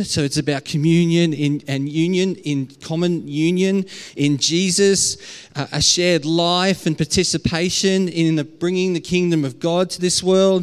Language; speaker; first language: English; native; English